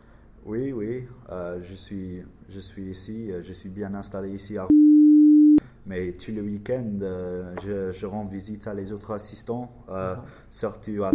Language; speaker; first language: French; non-native, learner; English